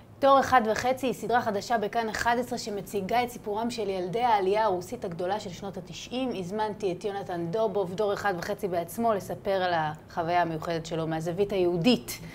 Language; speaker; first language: Hebrew; native; Hebrew